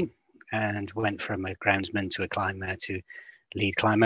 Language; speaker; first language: English; native; English